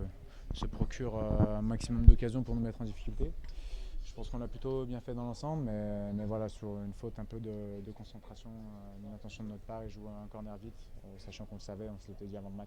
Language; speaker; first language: French; native; French